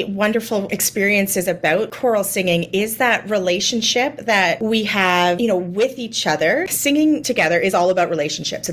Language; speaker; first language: English; native; English